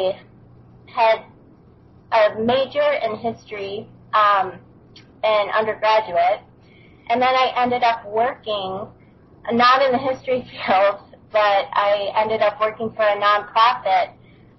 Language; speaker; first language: English; native; English